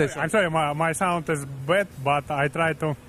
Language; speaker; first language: English; non-native, learner; Ukrainian